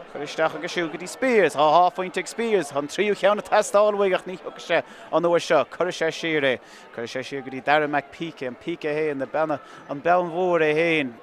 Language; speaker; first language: Irish; native; Irish